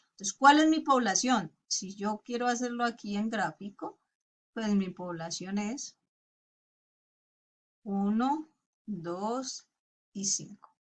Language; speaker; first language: Spanish; native; Spanish